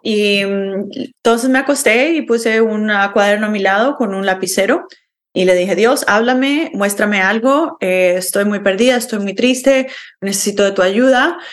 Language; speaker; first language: Spanish; early bilingual, heritage; Spanish